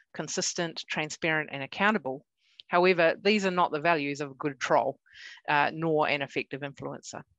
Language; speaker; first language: English; native; English